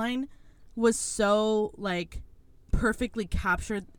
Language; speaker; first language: English; early bilingual, other home language; Spanish